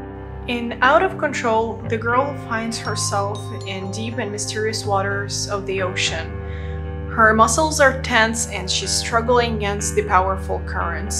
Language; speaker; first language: English; non-native, fluent; Russian